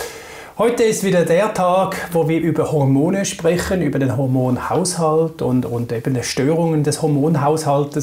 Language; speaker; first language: German; native; German